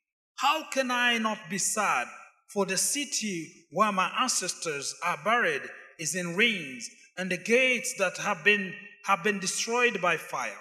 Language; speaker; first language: English; non-native, fluent; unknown